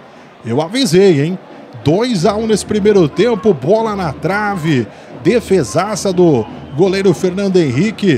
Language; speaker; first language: Portuguese; native; Portuguese